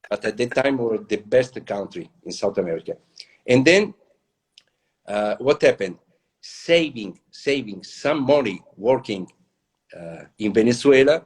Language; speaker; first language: English; non-native, learner; Italian